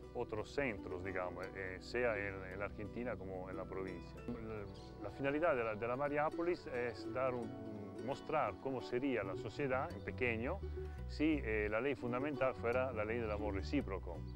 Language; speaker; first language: Spanish; non-native, fluent; Italian